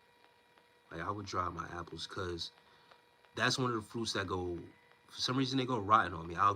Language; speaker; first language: English; native; English